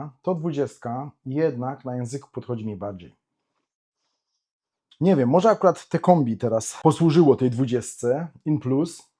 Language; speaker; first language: Polish; native; Polish